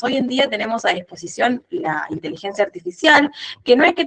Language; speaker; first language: Spanish; native; Spanish